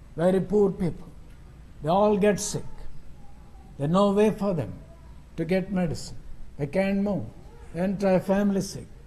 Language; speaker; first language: English; non-native, local second language; Telugu